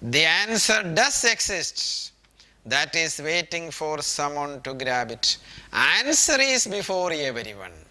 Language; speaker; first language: English; non-native, local second language; Malayalam